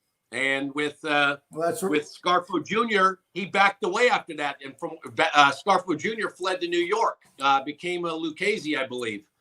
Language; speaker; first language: English; native; English